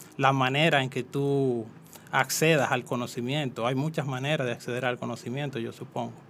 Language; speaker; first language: Spanish; native; Spanish